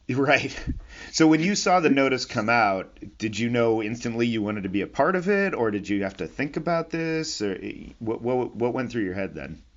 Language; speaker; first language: English; native; English